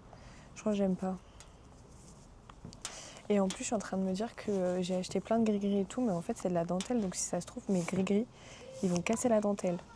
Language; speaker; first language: French; native; French